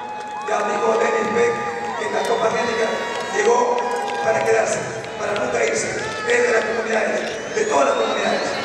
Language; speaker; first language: Spanish; native; Spanish